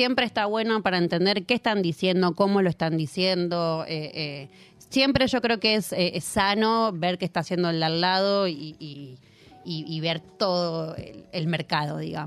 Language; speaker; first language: Spanish; native; Spanish